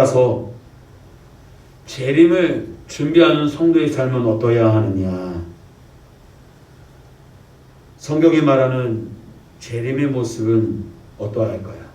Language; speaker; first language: Korean; native; Korean